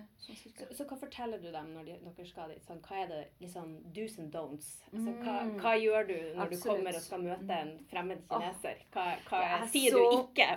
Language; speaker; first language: Norwegian; native; Norwegian